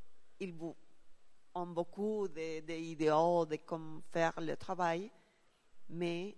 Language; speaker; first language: French; non-native, learner; Spanish